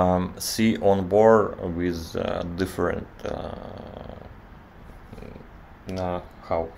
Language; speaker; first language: English; non-native, learner; Russian